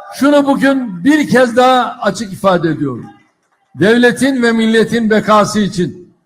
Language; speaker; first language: Turkish; native; Turkish